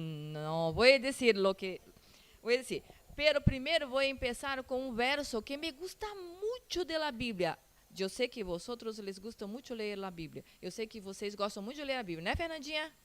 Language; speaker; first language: Portuguese; non-native, learner; Spanish